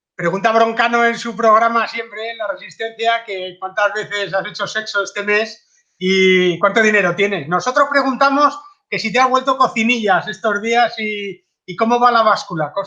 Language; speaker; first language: Spanish; native; Spanish